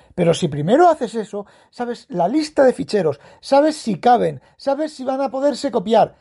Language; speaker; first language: Spanish; native; Spanish